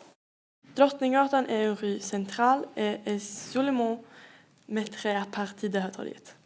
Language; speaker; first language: French; non-native, learner; Swedish